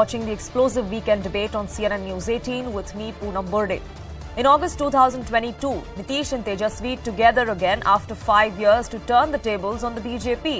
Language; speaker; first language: English; non-native, local second language; Hindi